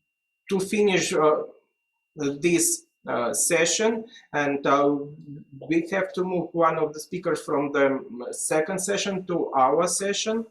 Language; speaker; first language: English; non-native, fluent; Russian